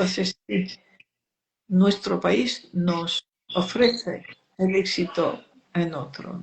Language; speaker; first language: Spanish; non-native, fluent; French